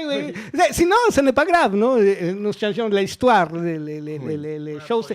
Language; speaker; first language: French; non-native, learner; Spanish